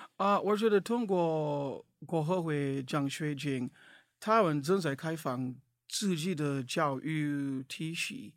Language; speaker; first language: Chinese; non-native, fluent; English